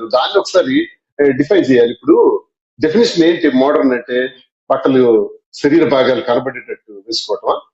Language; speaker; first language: Telugu; native; Telugu